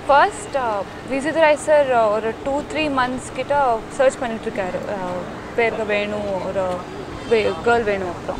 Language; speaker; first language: Tamil; non-native, learner; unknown